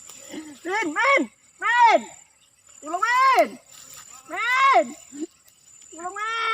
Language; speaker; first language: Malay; non-native, local second language; Javanese